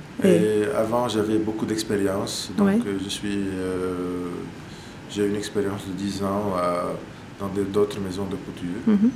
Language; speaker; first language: French; non-native, local second language; Arabic